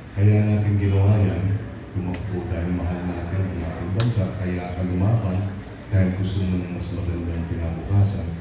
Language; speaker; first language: Filipino; native; Filipino